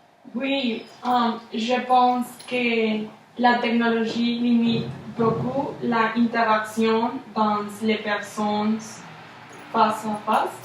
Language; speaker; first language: French; non-native, learner; Spanish